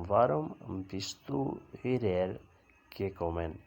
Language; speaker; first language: German; non-native, learner; Urdu